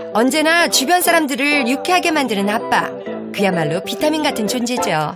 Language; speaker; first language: Korean; native; Korean